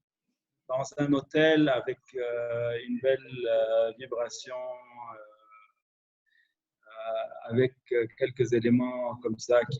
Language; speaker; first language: French; non-native, local second language; Arabic